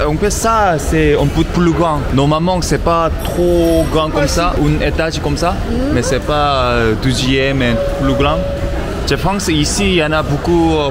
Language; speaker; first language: French; non-native, learner; Korean